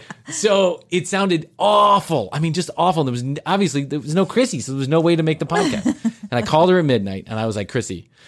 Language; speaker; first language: English; native; English